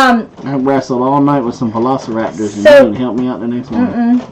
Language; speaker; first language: English; native; English